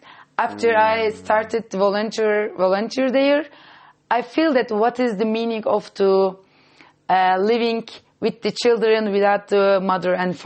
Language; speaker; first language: English; non-native, fluent; Turkish